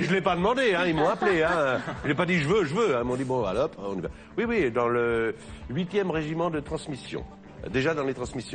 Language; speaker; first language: French; native; French